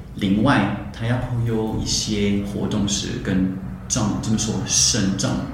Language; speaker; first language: Chinese; non-native, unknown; French